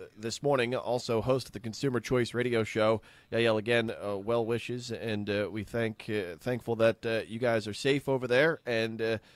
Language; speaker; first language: English; native; English